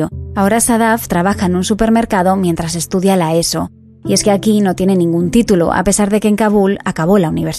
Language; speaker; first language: Spanish; native; Spanish